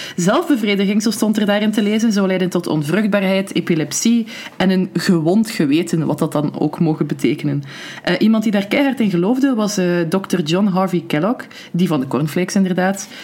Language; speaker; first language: Dutch; native; Dutch